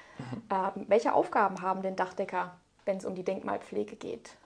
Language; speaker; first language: German; native; German